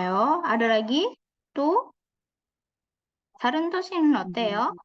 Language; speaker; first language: Korean; non-native, fluent; Indonesian